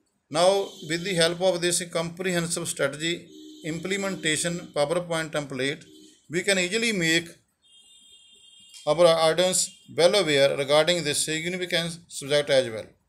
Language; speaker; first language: English; non-native, local second language; Punjabi